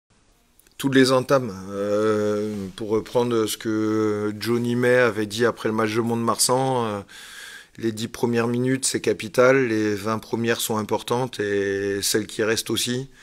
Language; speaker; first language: French; native; French